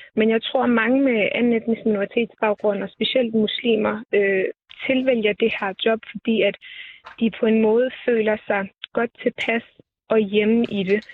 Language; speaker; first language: Danish; early bilingual, other home language; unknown